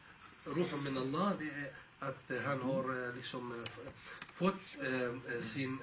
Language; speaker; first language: Swedish; early bilingual, other home language; Arabic